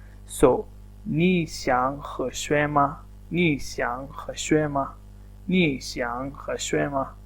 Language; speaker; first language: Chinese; non-native, fluent; Urdu